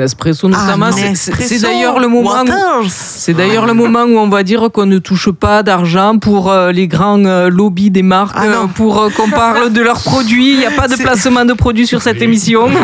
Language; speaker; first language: French; native; French